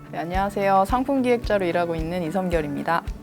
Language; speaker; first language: Korean; native; Korean